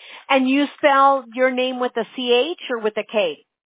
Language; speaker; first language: English; early bilingual, other home language; Spanish